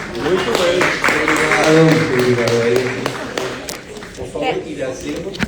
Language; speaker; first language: Portuguese; non-native, fluent; Spanish